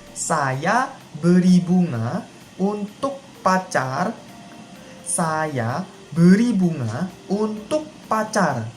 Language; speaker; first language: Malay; non-native, fluent; Korean